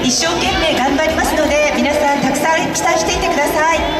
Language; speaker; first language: Japanese; native; Japanese